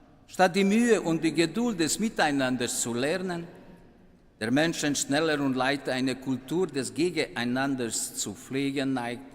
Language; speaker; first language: German; non-native, fluent; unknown